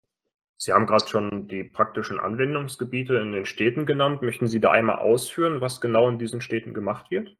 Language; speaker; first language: German; native; German